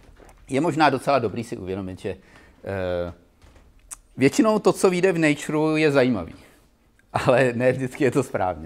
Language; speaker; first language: Czech; native; Czech